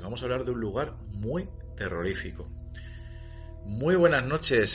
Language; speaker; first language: Spanish; native; Spanish